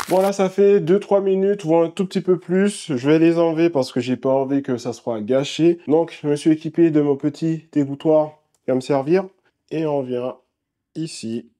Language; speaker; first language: French; native; French